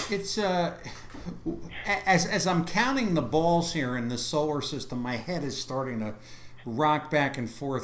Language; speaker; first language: English; native; English